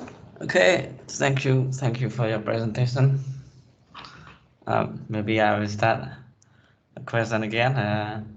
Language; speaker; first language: English; non-native, fluent; Khmer